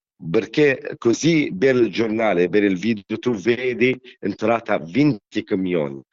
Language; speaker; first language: Italian; non-native, learner; Arabic